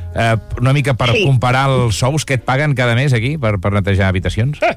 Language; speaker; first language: Catalan; native; Catalan